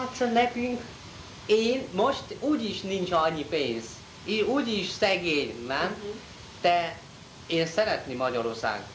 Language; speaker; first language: Hungarian; non-native, learner; Chinese